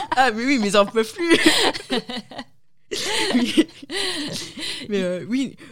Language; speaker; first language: French; native; French